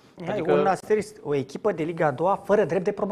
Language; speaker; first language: Romanian; native; Romanian